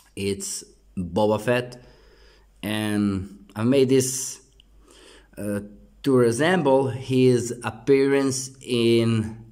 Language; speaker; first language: English; non-native, fluent; Croatian